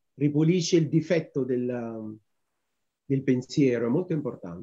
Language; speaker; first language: Italian; non-native, fluent; Arabic